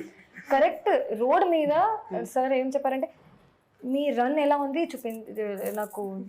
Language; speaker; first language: Telugu; non-native, learner; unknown